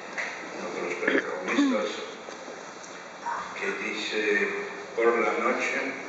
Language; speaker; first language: Spanish; non-native, fluent; Dutch